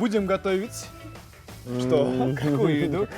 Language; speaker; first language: Russian; native; Russian